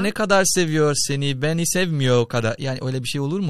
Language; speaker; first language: Turkish; non-native, learner; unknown